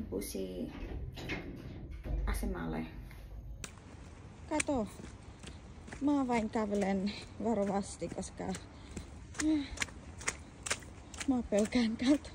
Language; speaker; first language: Finnish; non-native, learner; Filipino